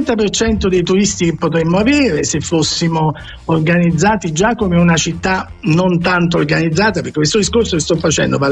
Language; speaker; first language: Italian; native; Italian